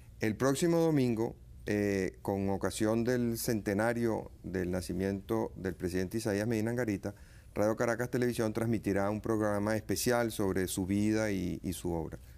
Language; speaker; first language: Spanish; native; Spanish